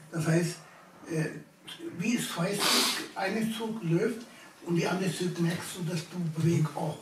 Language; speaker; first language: German; non-native, learner; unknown